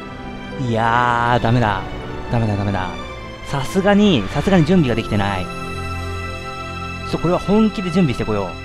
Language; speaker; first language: Japanese; native; Japanese